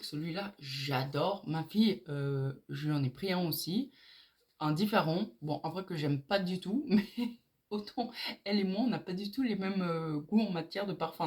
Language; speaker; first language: French; native; French